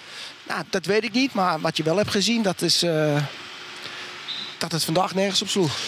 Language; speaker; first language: Dutch; native; Dutch